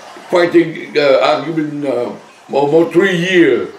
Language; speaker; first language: English; non-native, learner; Vietnamese